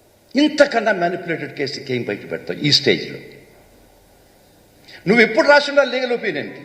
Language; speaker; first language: Telugu; native; Telugu